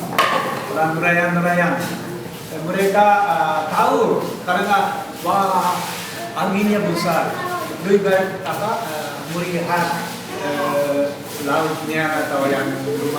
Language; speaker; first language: Indonesian; non-native, fluent; Japanese